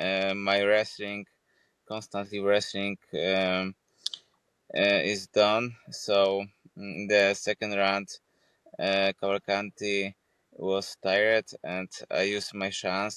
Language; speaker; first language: English; non-native, fluent; Polish